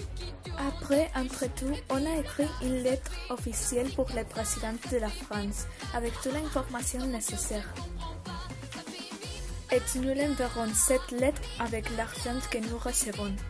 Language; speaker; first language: French; non-native, learner; Spanish